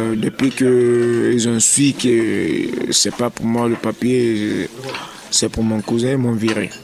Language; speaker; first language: French; non-native, local second language; Fula